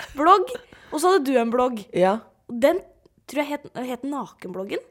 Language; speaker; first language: Norwegian; native; Norwegian